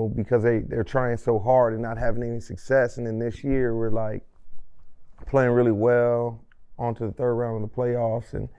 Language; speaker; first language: English; native; English